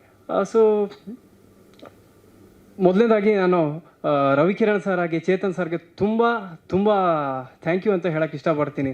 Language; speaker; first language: Kannada; non-native, local second language; Tulu